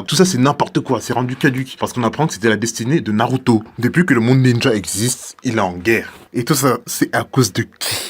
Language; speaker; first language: French; native; French